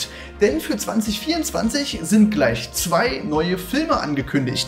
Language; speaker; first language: German; native; German